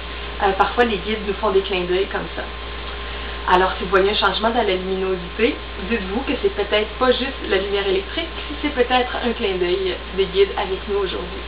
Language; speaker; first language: French; native; French